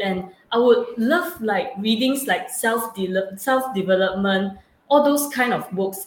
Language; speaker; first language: English; non-native, local second language; Chinese